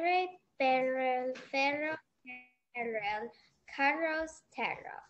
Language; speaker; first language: Spanish; non-native, learner; English